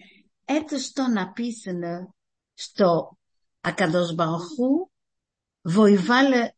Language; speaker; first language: Russian; early bilingual, heritage; Russian